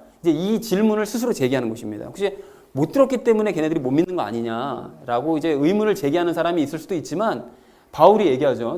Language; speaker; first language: Korean; native; Korean